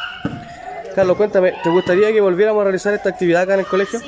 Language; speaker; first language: Spanish; native; Spanish